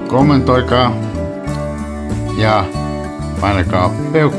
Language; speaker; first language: Finnish; non-native, local second language; Swedish